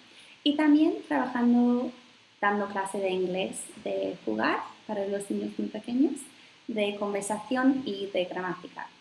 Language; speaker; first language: Spanish; non-native, fluent; English